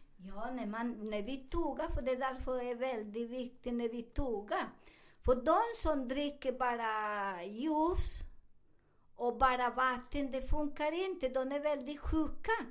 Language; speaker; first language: Swedish; non-native, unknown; Spanish